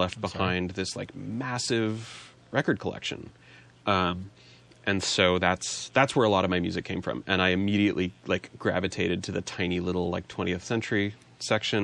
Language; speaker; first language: English; native; English